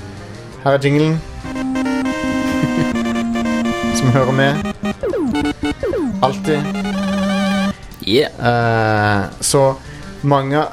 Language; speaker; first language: Norwegian; native; Norwegian